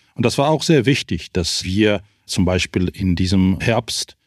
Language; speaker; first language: German; non-native, fluent; Ukrainian